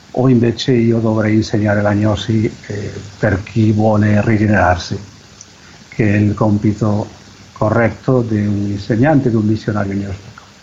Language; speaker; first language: Italian; non-native, fluent; Spanish